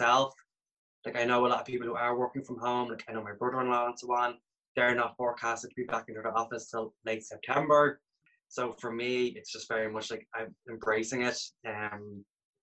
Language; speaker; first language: English; native; English